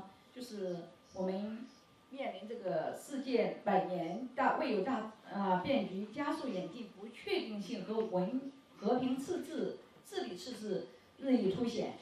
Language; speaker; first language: Chinese; native; Chinese